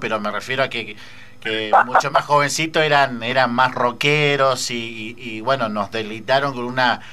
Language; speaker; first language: Spanish; native; Spanish